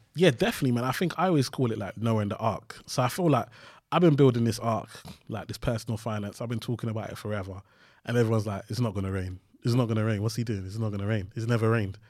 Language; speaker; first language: English; early bilingual, other home language; Yoruba